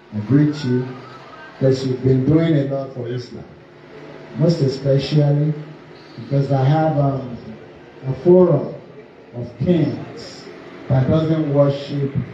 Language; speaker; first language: English; non-native, local second language; Yoruba